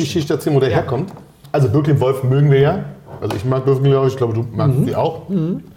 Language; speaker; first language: German; native; German